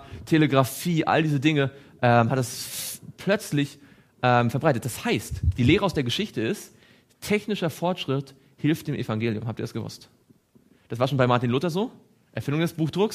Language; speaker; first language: German; native; German